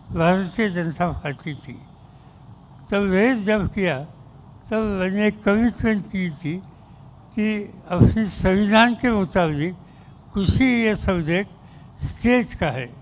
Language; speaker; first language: Hindi; non-native, local second language; Marathi